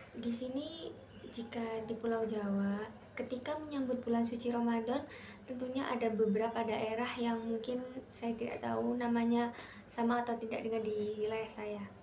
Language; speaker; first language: Indonesian; native; Indonesian